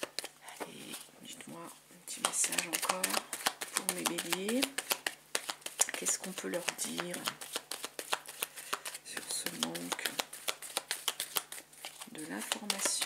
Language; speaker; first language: French; native; French